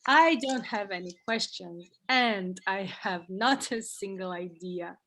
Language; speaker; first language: English; non-native, fluent; Georgian